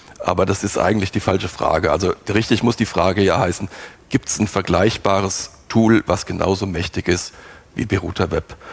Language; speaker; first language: German; native; German